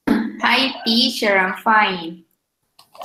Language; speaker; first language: English; non-native, learner; Spanish